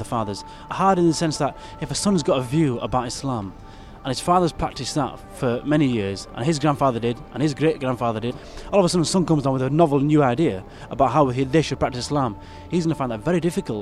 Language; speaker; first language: English; native; English